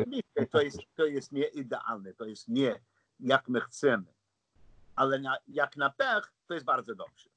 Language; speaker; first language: Polish; non-native, learner; English